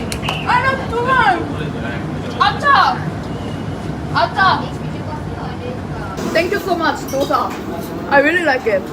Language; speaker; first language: English; non-native, learner; Korean